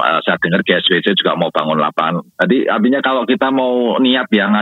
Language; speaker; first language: Indonesian; native; Indonesian